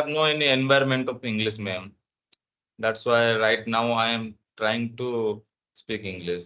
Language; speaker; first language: English; non-native, learner; Odia